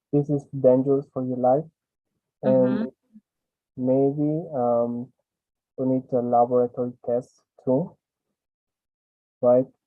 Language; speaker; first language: English; non-native, learner; Spanish